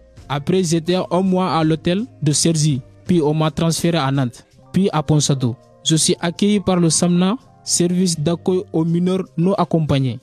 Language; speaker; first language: French; non-native, learner; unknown